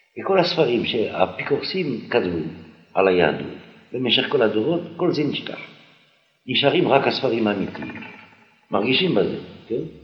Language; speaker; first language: Hebrew; non-native, fluent; French